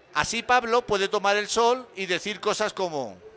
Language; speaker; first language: Spanish; native; Spanish